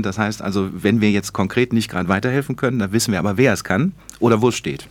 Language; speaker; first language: German; native; German